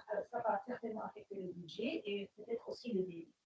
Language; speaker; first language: French; non-native, local second language; Arabic